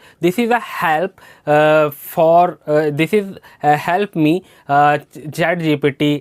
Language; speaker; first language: English; non-native, learner; Hindi